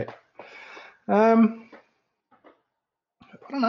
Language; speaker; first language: English; native; English